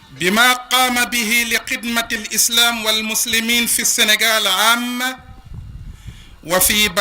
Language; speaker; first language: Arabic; non-native, fluent; Wolof